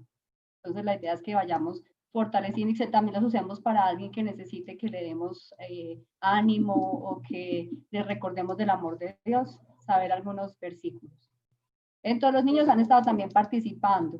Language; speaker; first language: Spanish; native; Spanish